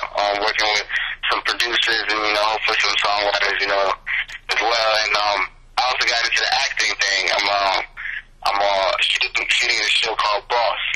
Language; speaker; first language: English; native; English